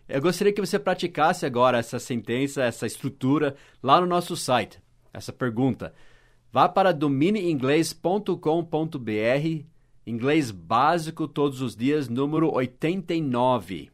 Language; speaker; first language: Portuguese; non-native, fluent; English